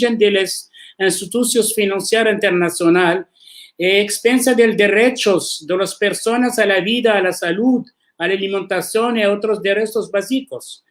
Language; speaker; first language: Spanish; non-native, learner; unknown